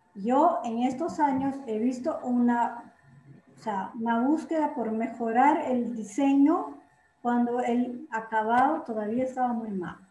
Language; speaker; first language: Spanish; non-native, fluent; Portuguese